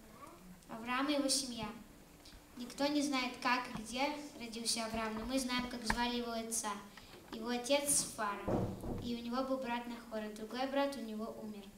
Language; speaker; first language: Russian; early bilingual, heritage; Russian